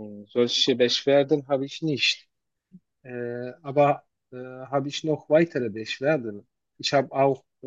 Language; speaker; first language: German; non-native, learner; Turkish